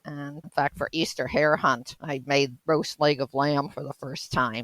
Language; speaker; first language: English; native; English